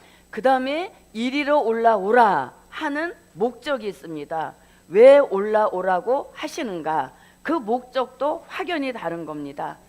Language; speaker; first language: Korean; native; Korean